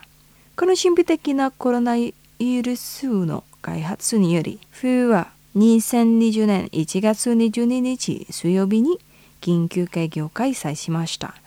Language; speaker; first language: Japanese; non-native, fluent; Indonesian